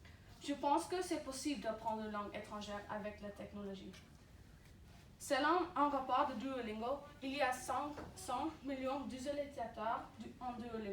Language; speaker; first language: French; non-native, learner; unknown